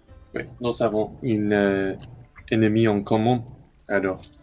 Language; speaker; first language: French; non-native, learner; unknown